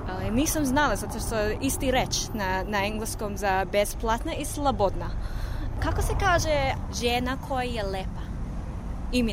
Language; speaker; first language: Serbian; non-native, learner; English